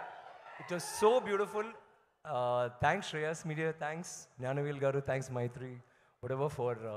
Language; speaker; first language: Telugu; non-native, learner; Tamil